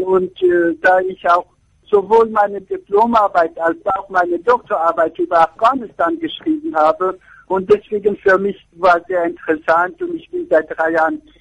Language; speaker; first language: German; non-native, fluent; Persian